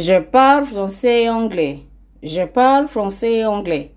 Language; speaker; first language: French; non-native, learner; English